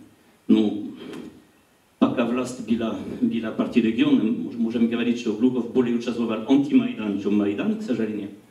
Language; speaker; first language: Russian; non-native, learner; French